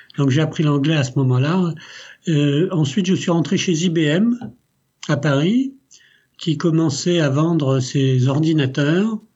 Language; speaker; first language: French; early bilingual, other home language; Italian